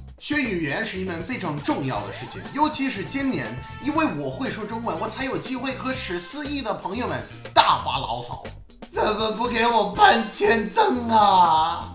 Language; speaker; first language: Chinese; non-native, fluent; English